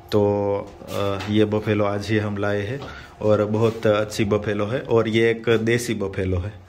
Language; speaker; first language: Hindi; non-native, local second language; Gujarati